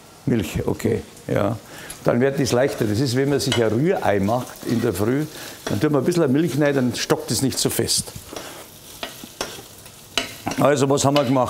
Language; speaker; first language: German; native; German